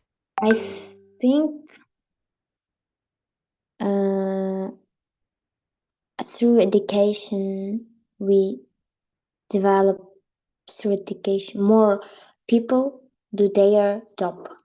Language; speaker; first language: English; non-native, learner; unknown